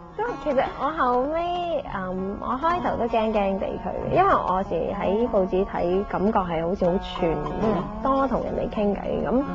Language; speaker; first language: Cantonese; early bilingual, heritage; Cantonese